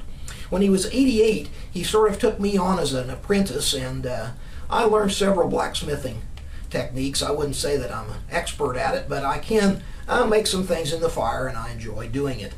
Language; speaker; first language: English; native; English